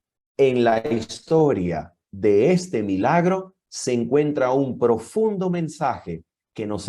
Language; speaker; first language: Spanish; native; Spanish